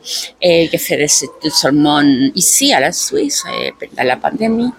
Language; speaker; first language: French; non-native, learner; Spanish